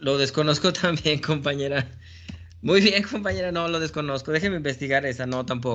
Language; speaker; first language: Spanish; native; Spanish